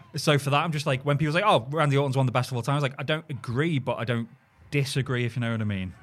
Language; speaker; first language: English; native; English